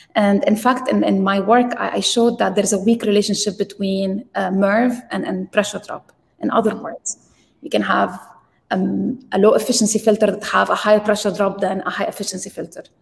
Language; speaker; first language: English; non-native, fluent; Arabic